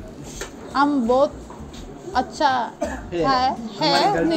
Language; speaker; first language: Hindi; non-native, local second language; Telugu